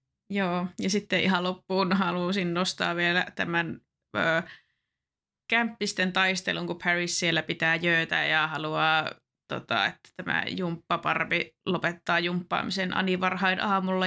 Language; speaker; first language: Finnish; native; Finnish